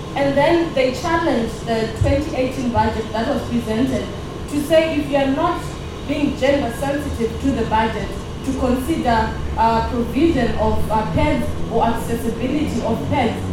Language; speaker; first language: English; non-native, local second language; Shona